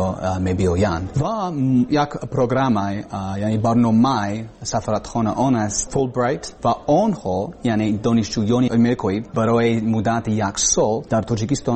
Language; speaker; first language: Persian; non-native, learner; English